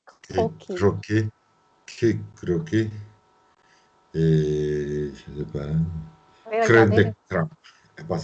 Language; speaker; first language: French; non-native, learner; Spanish